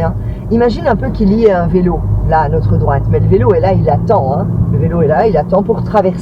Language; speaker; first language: French; native; French